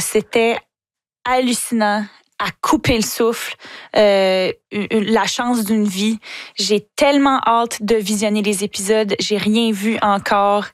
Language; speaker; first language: French; native; French